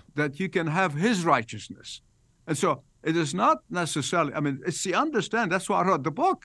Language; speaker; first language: English; non-native, fluent; Arabic